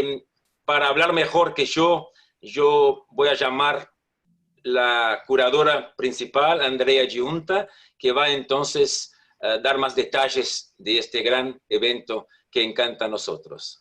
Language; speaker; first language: Spanish; non-native, fluent; Portuguese